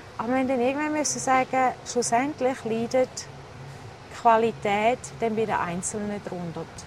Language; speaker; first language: German; native; German